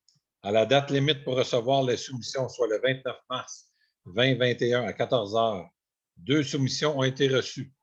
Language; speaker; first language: French; native; French